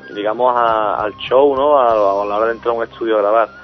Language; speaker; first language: Spanish; native; Spanish